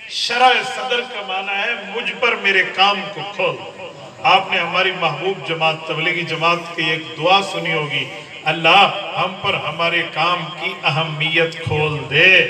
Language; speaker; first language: Urdu; non-native, local second language; Punjabi